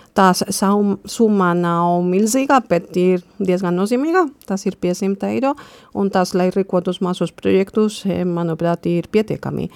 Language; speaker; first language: Latvian; non-native, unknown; Spanish